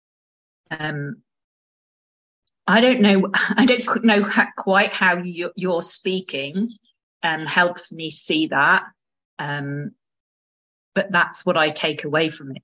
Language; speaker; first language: English; native; English